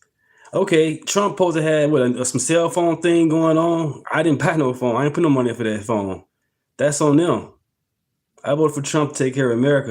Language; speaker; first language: English; native; English